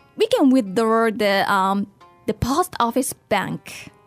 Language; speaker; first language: English; non-native, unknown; Japanese